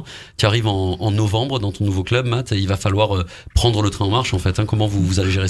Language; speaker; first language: French; native; French